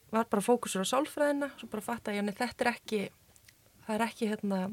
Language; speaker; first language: Icelandic; native; Icelandic